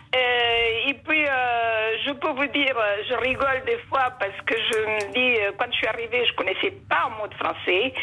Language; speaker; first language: French; non-native, fluent; Portuguese